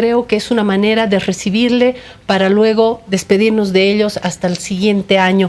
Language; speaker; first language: Spanish; native; Spanish